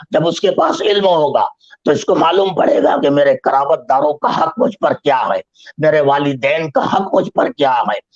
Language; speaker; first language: Urdu; native; Urdu